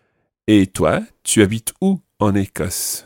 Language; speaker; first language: French; non-native, fluent; English